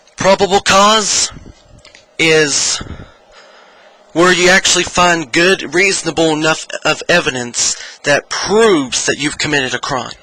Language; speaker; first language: English; native; English